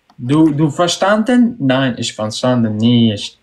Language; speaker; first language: German; non-native, learner; Arabic